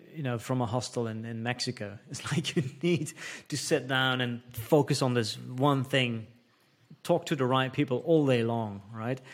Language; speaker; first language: English; non-native, fluent; Dutch